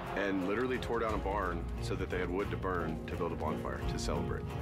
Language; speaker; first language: English; native; English